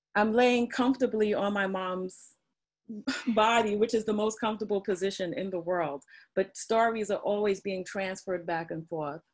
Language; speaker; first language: English; native; English